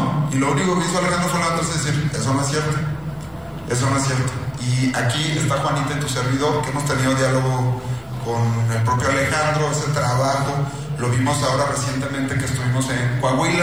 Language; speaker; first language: Spanish; native; Spanish